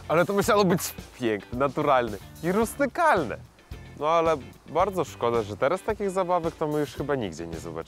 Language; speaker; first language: Polish; native; Polish